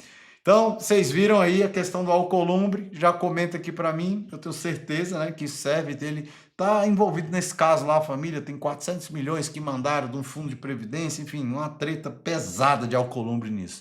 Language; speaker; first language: Portuguese; native; Portuguese